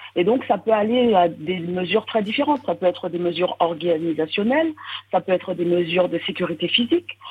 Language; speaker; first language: French; native; French